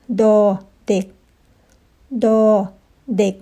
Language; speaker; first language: Spanish; non-native, fluent; Thai